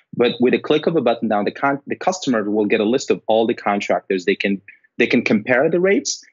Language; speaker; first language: English; non-native, fluent; Arabic